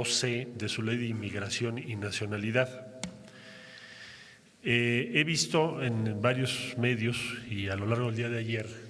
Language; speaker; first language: Spanish; native; Spanish